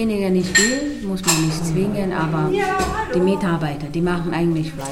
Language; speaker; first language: German; non-native, learner; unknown